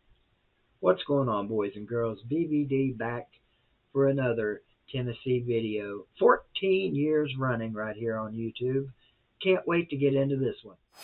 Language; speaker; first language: English; native; English